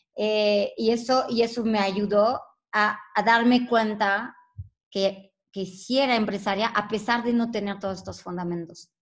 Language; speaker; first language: Spanish; native; Spanish